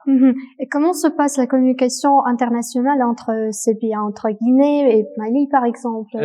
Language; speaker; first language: French; non-native, fluent; Russian